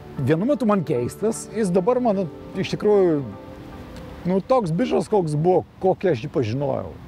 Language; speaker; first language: Lithuanian; native; Lithuanian